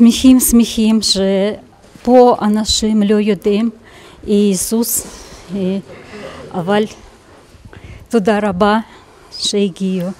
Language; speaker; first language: Hebrew; non-native, learner; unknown